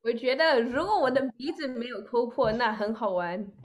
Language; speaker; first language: Chinese; early bilingual, other home language; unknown